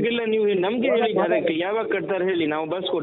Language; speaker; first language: Kannada; non-native, fluent; Hindi